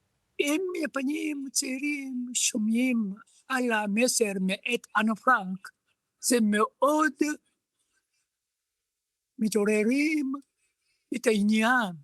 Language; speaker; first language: Hebrew; non-native, learner; Japanese